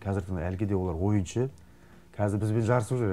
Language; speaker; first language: Kazakh; native; Kazakh